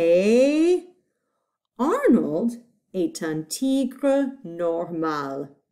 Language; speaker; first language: French; non-native, fluent; English